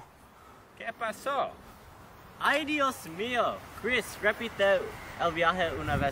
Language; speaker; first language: Spanish; non-native, learner; English